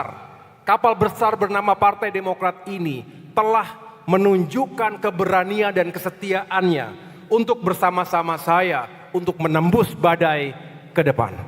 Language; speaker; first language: Indonesian; native; Indonesian